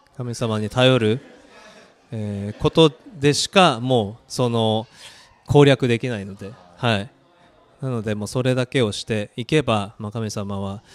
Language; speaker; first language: Japanese; early bilingual, other home language; Korean